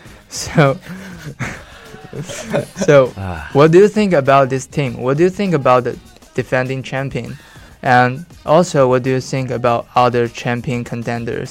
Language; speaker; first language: English; non-native, fluent; Chinese